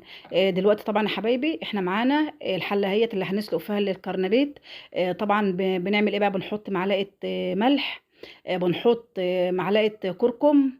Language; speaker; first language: Arabic; native; Arabic